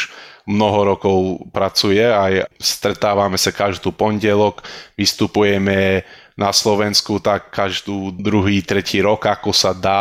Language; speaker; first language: Slovak; early bilingual, heritage; Slovak